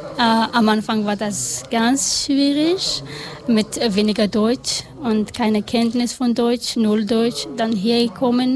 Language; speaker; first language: German; non-native, learner; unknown